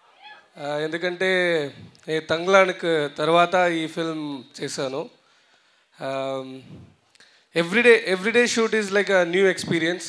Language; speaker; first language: Telugu; non-native, learner; Tamil